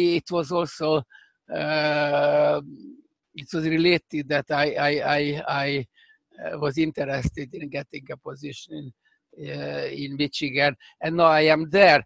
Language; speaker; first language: English; non-native, fluent; Hungarian